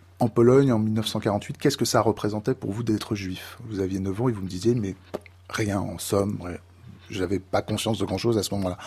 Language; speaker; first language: French; native; French